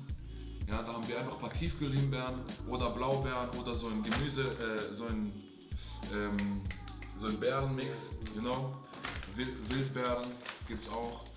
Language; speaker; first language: German; native; German